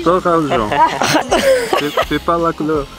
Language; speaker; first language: French; non-native, learner; Portuguese